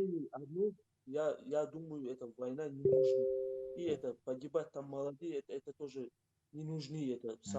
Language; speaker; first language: Russian; non-native, local second language; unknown